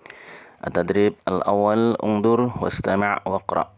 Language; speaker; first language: Arabic; non-native, fluent; Indonesian